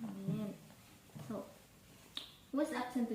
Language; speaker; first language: English; non-native, fluent; Indonesian